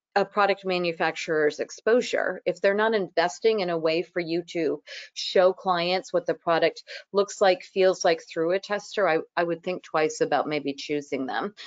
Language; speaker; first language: English; native; English